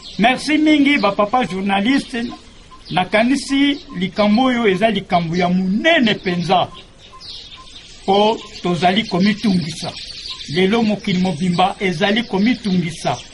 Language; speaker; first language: Lingala; non-native, local second language; Kongo